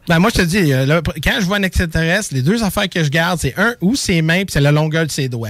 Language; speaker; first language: French; native; French